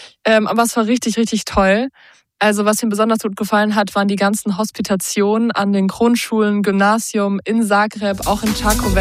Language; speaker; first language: German; native; German